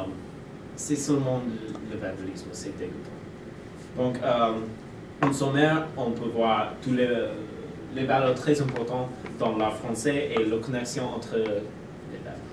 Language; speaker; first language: French; non-native, learner; English